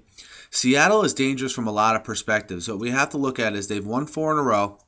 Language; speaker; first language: English; native; English